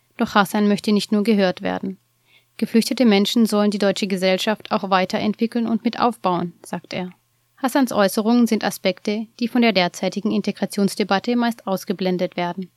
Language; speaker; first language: German; native; German